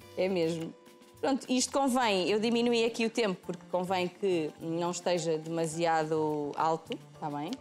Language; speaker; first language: Portuguese; native; Portuguese